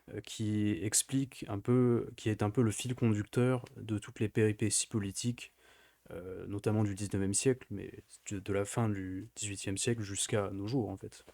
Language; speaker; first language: French; native; French